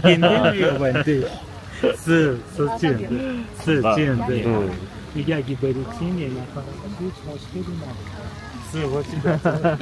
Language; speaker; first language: Chinese; non-native, learner; Persian